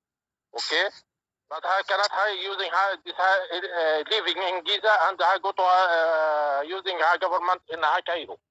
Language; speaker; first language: English; non-native, learner; Arabic